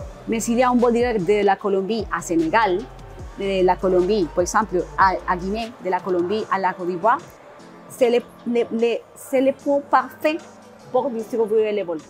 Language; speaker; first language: French; non-native, learner; Spanish